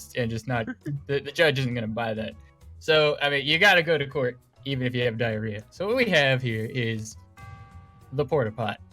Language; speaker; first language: English; native; English